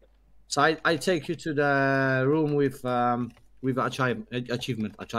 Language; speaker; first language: English; non-native, learner; Polish